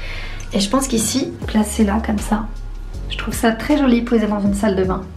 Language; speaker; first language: French; native; French